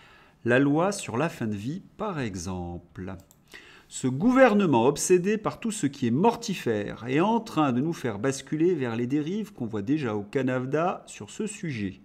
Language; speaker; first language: French; native; French